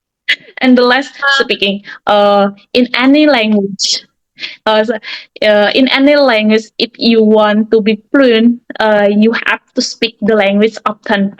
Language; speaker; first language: English; non-native, learner; Indonesian